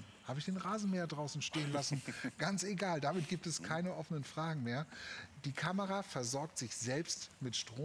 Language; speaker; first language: German; native; German